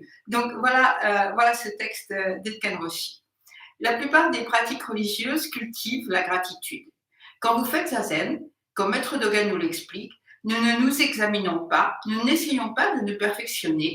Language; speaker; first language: French; native; French